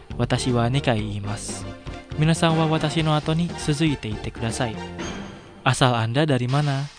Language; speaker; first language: Japanese; non-native, fluent; Indonesian